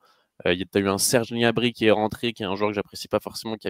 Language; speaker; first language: French; native; French